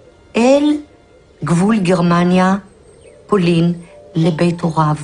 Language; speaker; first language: Hebrew; early bilingual, other home language; Polish